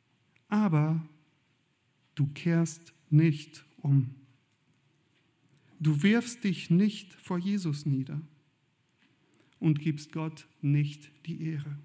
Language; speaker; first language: German; native; German